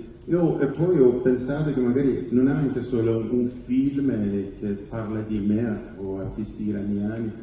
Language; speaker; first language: Italian; non-native, fluent; Persian